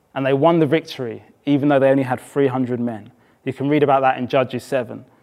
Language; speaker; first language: English; native; English